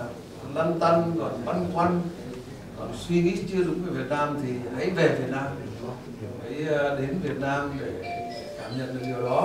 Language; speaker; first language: Vietnamese; native; Vietnamese